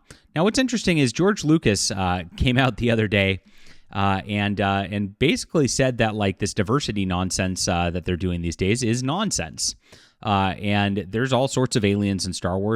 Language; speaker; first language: English; native; English